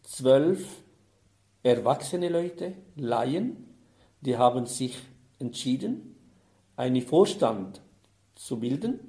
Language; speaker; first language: German; non-native, fluent; Arabic